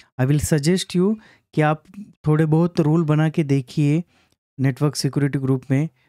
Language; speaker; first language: Hindi; non-native, local second language; Marathi